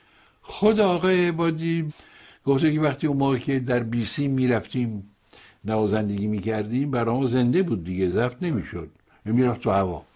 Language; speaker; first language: Persian; native; Persian